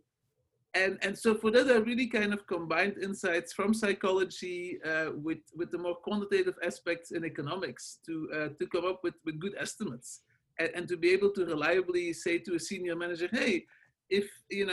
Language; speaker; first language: English; non-native, fluent; Dutch